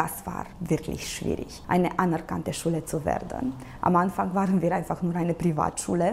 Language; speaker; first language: German; non-native, local second language; Romanian